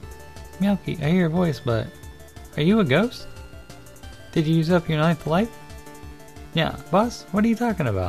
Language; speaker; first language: English; native; English